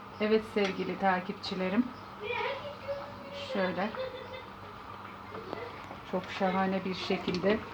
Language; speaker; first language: Turkish; native; Turkish